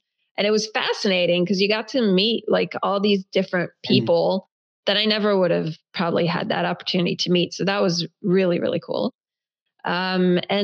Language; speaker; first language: English; early bilingual, other home language; Hebrew